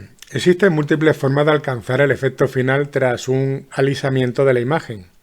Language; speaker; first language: Spanish; native; Spanish